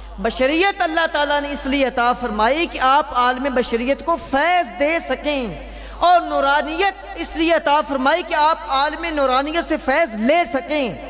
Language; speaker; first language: Urdu; non-native, local second language; Punjabi